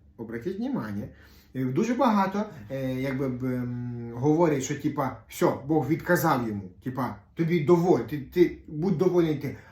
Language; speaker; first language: Ukrainian; non-native, local second language; Russian